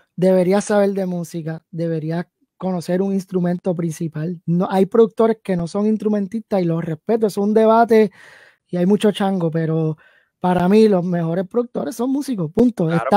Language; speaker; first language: Spanish; early bilingual, heritage; Spanish